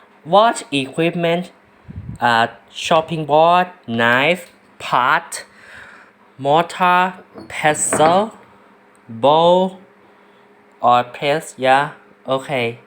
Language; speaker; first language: English; non-native, learner; Thai